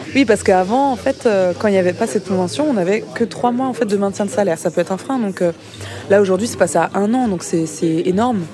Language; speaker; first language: French; native; French